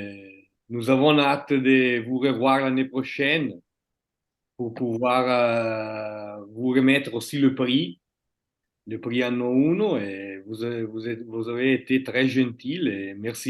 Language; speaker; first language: French; non-native, fluent; Italian